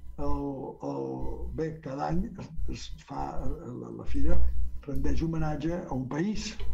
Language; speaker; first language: Catalan; early bilingual, heritage; Catalan